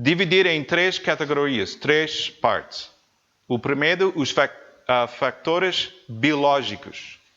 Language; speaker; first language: Portuguese; non-native, learner; English